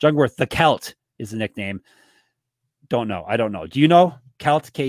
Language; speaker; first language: English; native; English